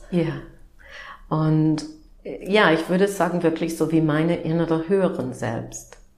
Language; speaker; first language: German; non-native, fluent; English